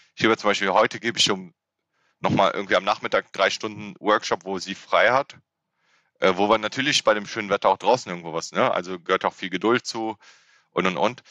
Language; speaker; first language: German; native; German